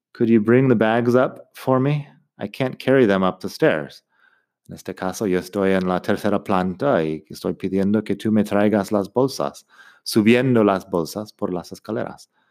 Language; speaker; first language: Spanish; non-native, fluent; English